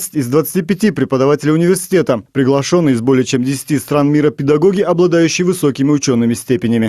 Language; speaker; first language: Russian; native; Russian